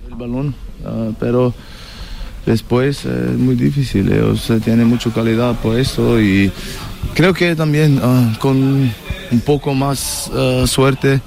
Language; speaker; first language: Spanish; non-native, learner; German